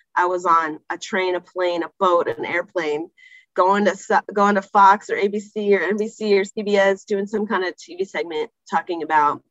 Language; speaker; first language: English; native; English